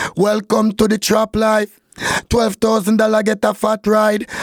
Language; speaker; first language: English; non-native, local second language; Jamaican Creole English